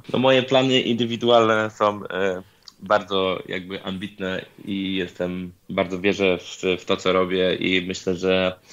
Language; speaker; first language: Polish; native; Polish